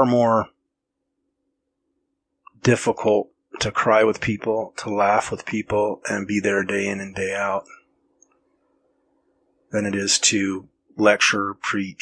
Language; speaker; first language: English; native; English